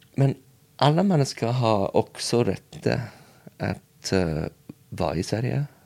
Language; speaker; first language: Swedish; non-native, learner; English